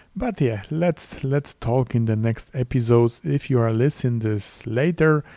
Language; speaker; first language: English; non-native, fluent; Polish